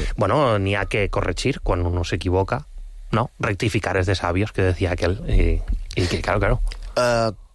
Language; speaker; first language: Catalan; non-native, local second language; Spanish